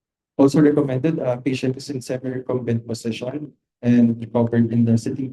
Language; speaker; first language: English; non-native, local second language; Filipino